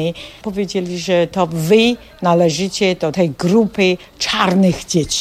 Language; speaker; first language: Polish; non-native, fluent; Chinese